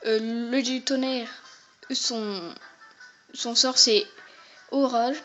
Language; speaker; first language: French; native; French